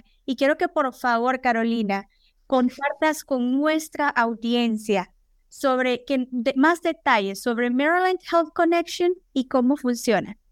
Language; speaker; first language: Spanish; native; Spanish